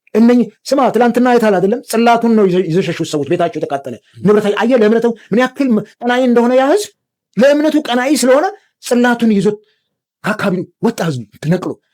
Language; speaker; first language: Amharic; native; Amharic